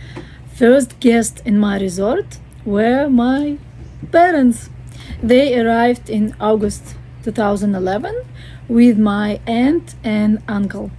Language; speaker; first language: English; non-native, fluent; Russian